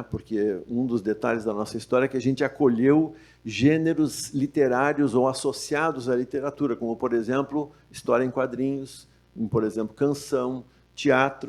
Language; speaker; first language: Portuguese; native; Portuguese